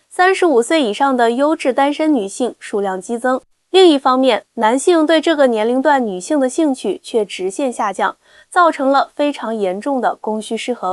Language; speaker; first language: Chinese; native; Chinese